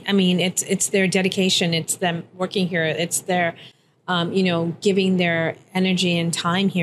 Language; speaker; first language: English; early bilingual, other home language; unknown